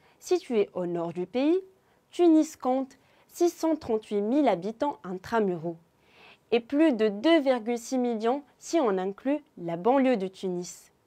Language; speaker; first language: French; non-native, local second language; Arabic